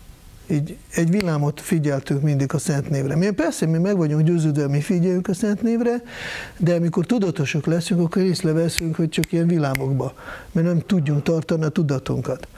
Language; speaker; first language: Hungarian; non-native, fluent; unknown